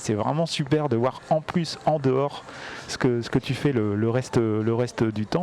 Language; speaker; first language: French; native; French